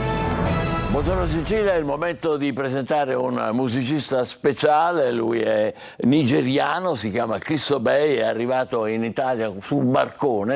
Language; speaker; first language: Italian; native; Italian